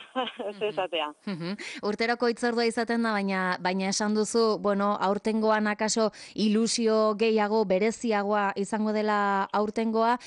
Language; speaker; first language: Basque; native; Basque